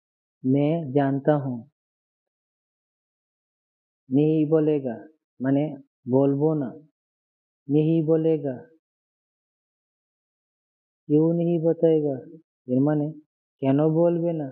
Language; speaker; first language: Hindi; non-native, learner; Bangla